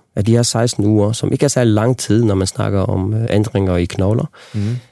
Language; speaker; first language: Danish; non-native, local second language; Faroese